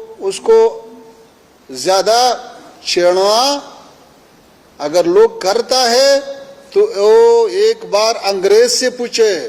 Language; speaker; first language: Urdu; non-native, fluent; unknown